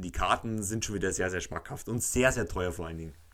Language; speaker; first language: German; native; German